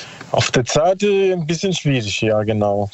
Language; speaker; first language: German; non-native, learner; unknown